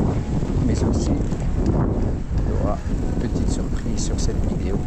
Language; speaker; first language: French; native; French